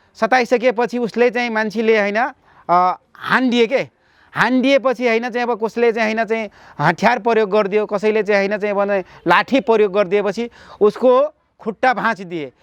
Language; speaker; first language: Nepali; non-native, local second language; Dangaura Tharu